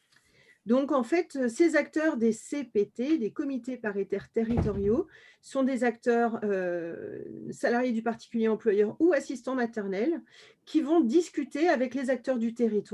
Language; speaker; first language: French; native; French